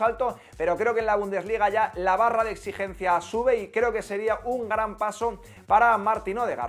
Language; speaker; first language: Spanish; native; Spanish